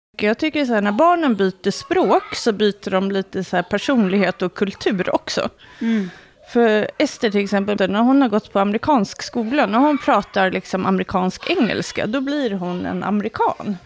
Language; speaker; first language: Swedish; native; Swedish